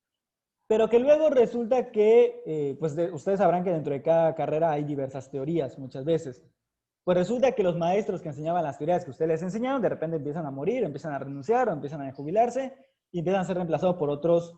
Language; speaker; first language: Spanish; native; Spanish